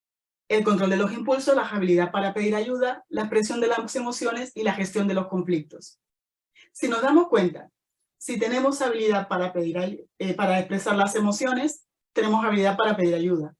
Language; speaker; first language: Spanish; native; Spanish